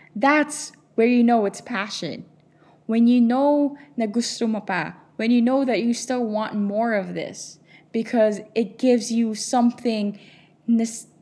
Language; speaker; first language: English; non-native, local second language; Filipino